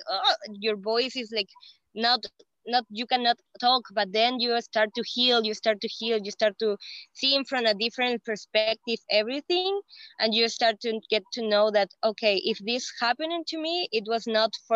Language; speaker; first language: English; non-native, fluent; Spanish